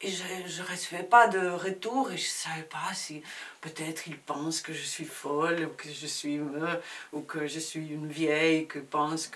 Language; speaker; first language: French; non-native, fluent; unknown